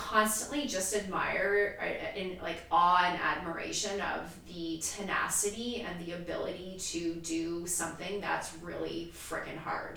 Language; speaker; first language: English; native; English